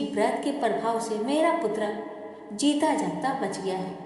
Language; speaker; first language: Hindi; native; Hindi